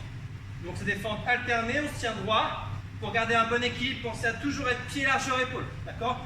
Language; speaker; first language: French; native; French